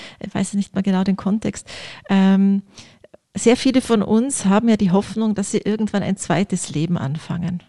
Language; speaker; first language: German; early bilingual, other home language; Polish